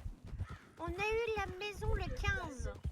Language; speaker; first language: French; native; French